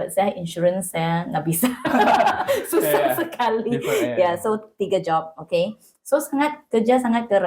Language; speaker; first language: Indonesian; non-native, learner; Malay